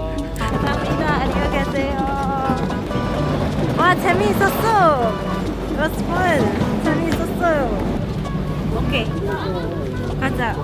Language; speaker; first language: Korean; non-native, learner; Cantonese